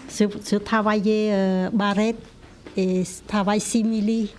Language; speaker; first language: French; non-native, learner; Vietnamese